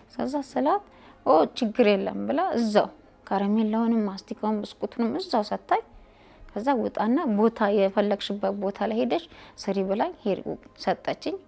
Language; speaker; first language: Amharic; native; Amharic